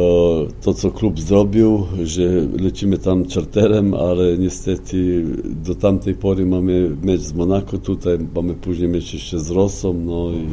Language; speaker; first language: Polish; non-native, fluent; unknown